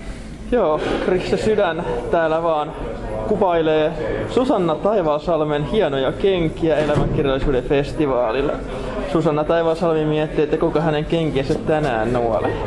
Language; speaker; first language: Finnish; native; Finnish